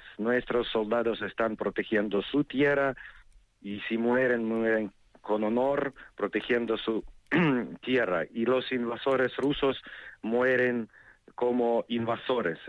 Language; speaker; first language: Spanish; non-native, fluent; Ukrainian